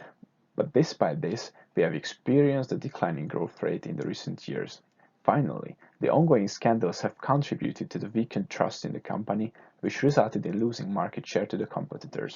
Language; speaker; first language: English; non-native, fluent; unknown